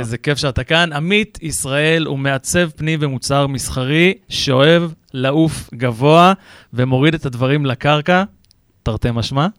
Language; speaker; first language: Hebrew; native; Hebrew